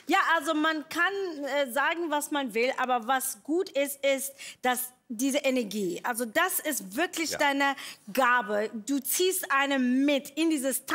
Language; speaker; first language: German; non-native, fluent; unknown